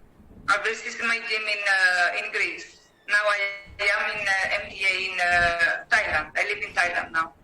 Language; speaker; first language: English; non-native, learner; Greek